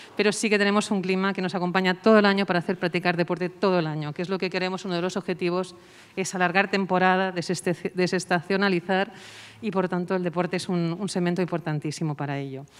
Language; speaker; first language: Spanish; non-native, local second language; Catalan